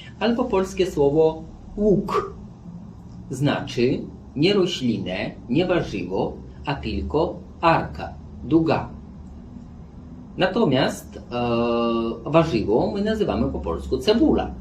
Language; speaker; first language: Polish; non-native, fluent; Belarusian